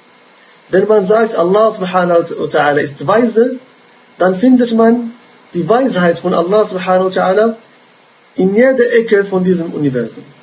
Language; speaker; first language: German; non-native, fluent; Arabic